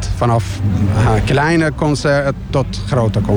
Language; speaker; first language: Dutch; non-native, learner; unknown